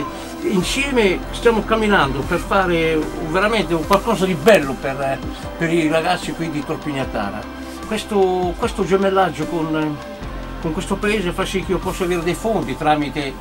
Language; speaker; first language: Italian; native; Italian